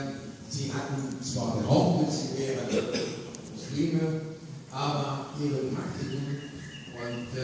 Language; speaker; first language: German; non-native, fluent; Arabic